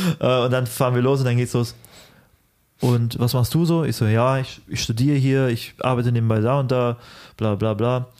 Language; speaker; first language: German; early bilingual, other home language; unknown